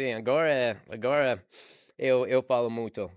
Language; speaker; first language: Portuguese; non-native, learner; English